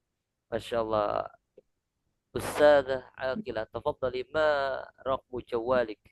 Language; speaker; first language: Arabic; non-native, fluent; Indonesian